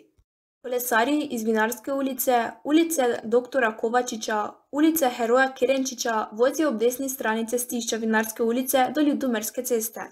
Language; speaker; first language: Slovenian; native; Slovenian